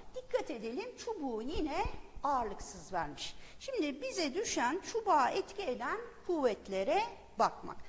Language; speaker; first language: Turkish; native; Turkish